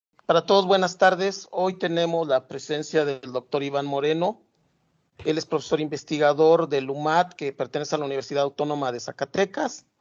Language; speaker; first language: Spanish; native; Spanish